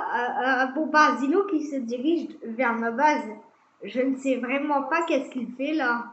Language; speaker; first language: French; native; French